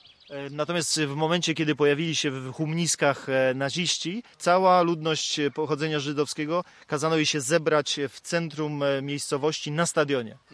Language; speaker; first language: Polish; native; Polish